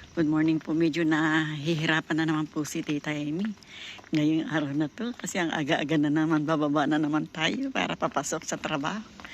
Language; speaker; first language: Filipino; native; Filipino